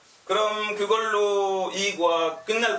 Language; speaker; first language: Korean; non-native, learner; French